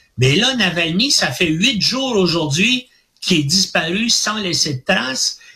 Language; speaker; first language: French; native; French